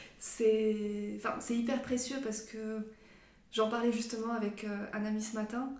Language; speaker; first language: French; non-native, local second language; Arabic